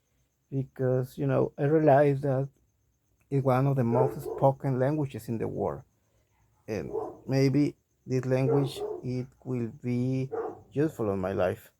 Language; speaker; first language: English; non-native, learner; Spanish